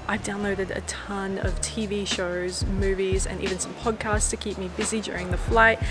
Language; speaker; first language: English; native; English